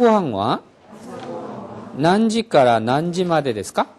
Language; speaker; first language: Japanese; non-native, fluent; Korean